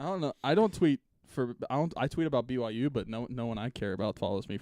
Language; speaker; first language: English; native; English